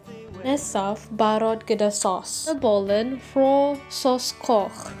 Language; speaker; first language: Welsh; non-native, learner; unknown